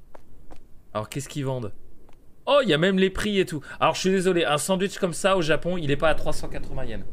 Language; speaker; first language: French; native; French